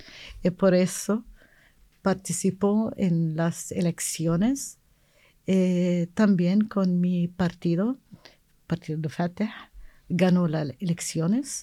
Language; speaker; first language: Spanish; non-native, learner; Arabic